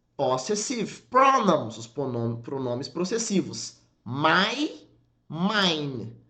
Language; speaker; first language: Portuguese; native; Portuguese